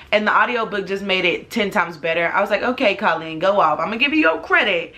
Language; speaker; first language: English; native; English